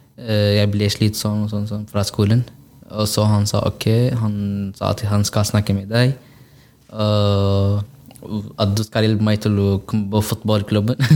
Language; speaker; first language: Norwegian; non-native, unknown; Arabic